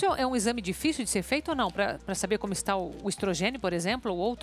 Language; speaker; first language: Portuguese; native; Portuguese